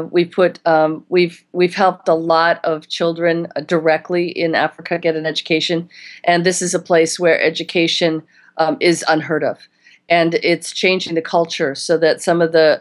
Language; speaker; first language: English; native; English